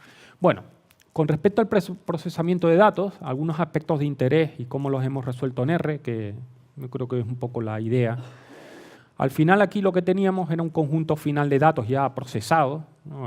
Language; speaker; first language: Spanish; native; Spanish